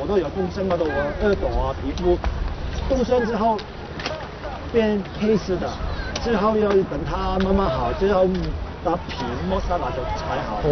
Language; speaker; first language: Chinese; non-native, local second language; Cantonese